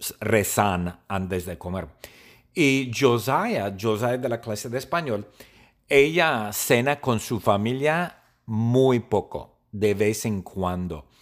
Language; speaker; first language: Spanish; non-native, learner; English